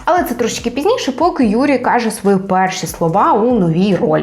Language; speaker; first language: Ukrainian; native; Ukrainian